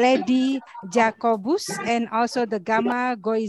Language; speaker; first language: English; non-native, learner; Indonesian